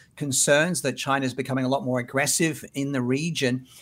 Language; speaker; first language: English; native; English